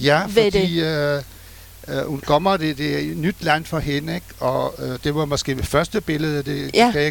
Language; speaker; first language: Danish; non-native, fluent; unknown